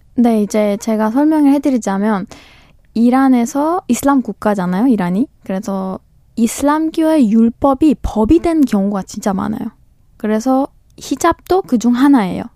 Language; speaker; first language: Korean; non-native, fluent; Persian